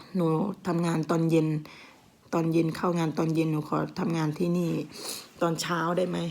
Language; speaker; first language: Thai; native; Thai